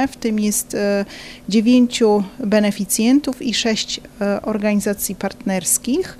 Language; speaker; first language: Polish; native; Polish